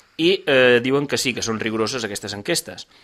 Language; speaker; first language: Catalan; native; Catalan